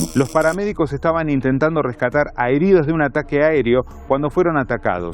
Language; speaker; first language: Spanish; native; Spanish